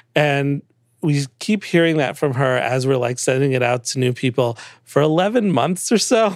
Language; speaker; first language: English; native; English